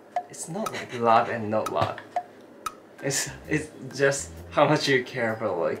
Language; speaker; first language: English; non-native, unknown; Japanese